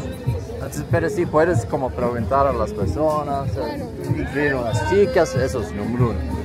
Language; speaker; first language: Spanish; non-native, fluent; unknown